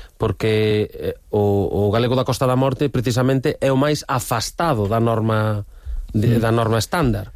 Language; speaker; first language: Galician; native; Galician